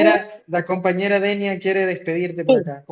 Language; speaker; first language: Spanish; native; Spanish